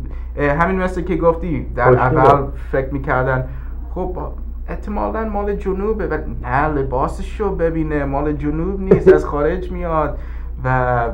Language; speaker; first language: Persian; early bilingual, heritage; English